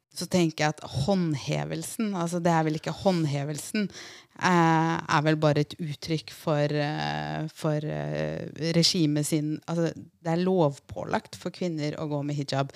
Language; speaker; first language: Norwegian; early bilingual, other home language; Persian